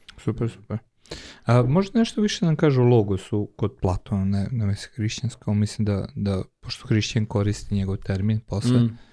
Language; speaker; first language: Serbian; non-native, local second language; Hungarian